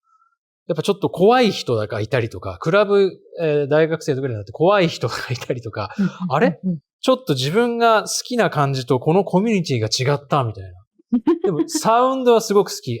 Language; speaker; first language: Japanese; native; Japanese